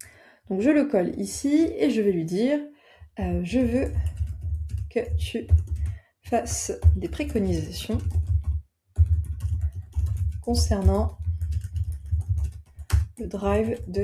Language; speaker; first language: French; native; French